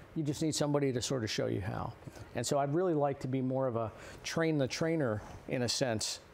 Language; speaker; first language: English; native; English